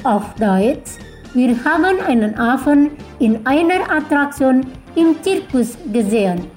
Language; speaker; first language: German; non-native, fluent; Indonesian